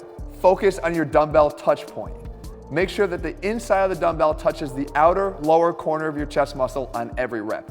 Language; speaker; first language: English; native; English